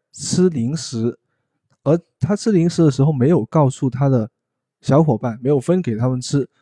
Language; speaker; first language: Chinese; non-native, local second language; Cantonese